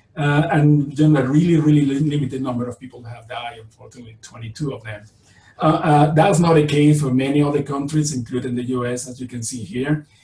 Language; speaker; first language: English; non-native, fluent; Spanish